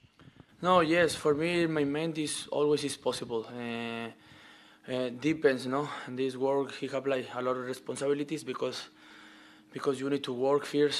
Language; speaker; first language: English; non-native, learner; Spanish